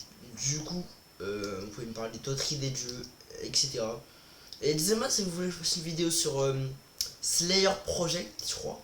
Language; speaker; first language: French; native; French